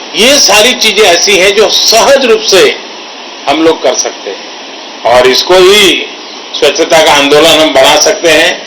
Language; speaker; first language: Hindi; non-native, local second language; Gujarati